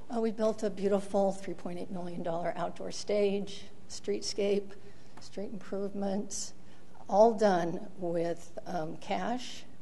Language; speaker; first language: English; native; English